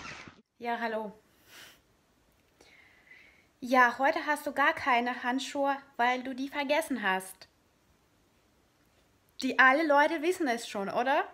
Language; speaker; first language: German; non-native, fluent; Russian